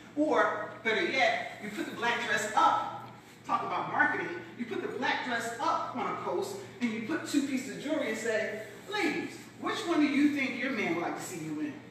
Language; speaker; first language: English; native; English